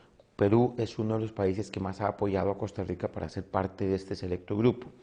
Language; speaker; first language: Spanish; native; Spanish